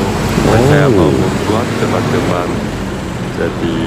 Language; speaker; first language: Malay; non-native, learner; Korean